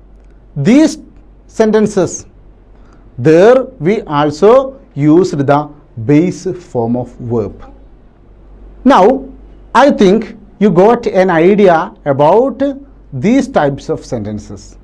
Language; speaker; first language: English; non-native, local second language; Malayalam